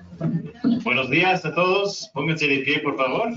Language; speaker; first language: Spanish; non-native, fluent; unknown